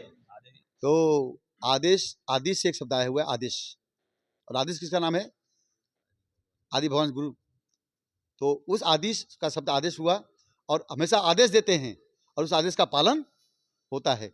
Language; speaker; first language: Hindi; native; Hindi